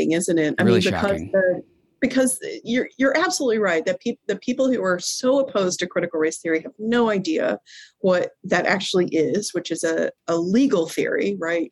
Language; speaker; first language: English; native; English